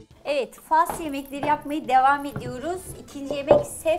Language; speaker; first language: Turkish; native; Turkish